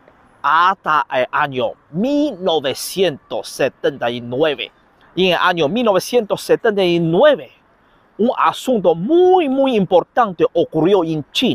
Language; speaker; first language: Spanish; non-native, learner; Chinese